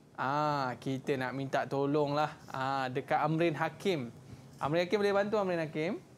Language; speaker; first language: Malay; native; Malay